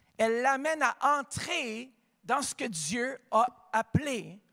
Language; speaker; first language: French; native; French